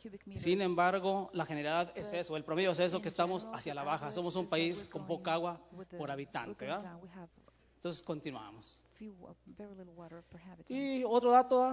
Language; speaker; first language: Spanish; native; Spanish